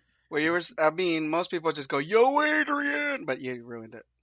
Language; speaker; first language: English; native; English